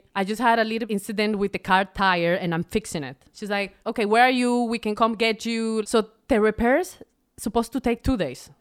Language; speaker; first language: English; non-native, fluent; Spanish